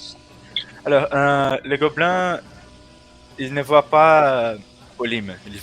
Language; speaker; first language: French; non-native, learner; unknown